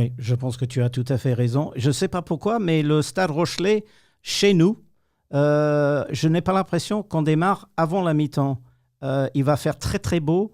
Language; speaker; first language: French; non-native, fluent; English